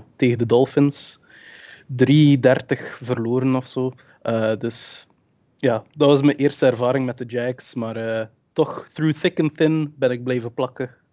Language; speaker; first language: Dutch; early bilingual, other home language; English